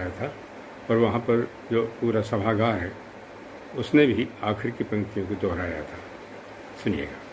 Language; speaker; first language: Hindi; native; Hindi